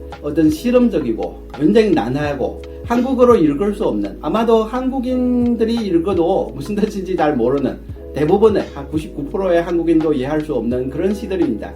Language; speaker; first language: Korean; non-native, fluent; Chinese